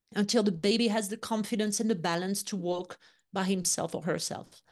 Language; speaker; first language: English; non-native, fluent; French